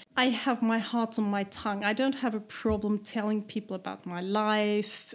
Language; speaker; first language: English; non-native, fluent; German